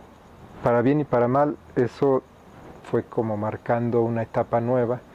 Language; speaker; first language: Spanish; native; Spanish